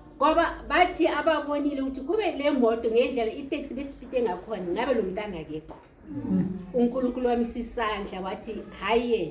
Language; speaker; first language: Zulu; native; Zulu